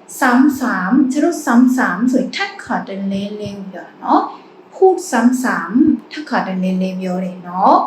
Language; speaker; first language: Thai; non-native, fluent; Burmese